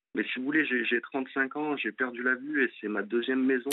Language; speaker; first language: French; native; French